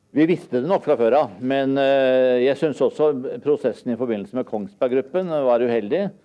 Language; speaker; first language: Norwegian; native; Norwegian